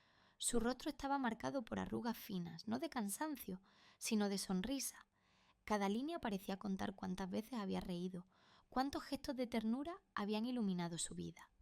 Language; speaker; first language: Spanish; native; Spanish